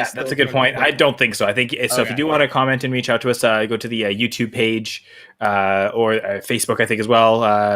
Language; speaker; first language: English; native; English